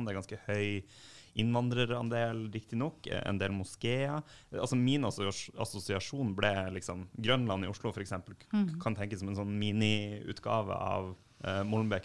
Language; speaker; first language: Norwegian; native; Norwegian